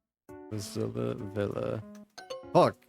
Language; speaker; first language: Dutch; non-native, learner; English